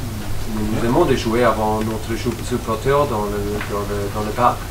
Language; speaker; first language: French; non-native, fluent; German